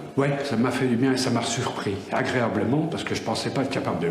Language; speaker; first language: French; native; French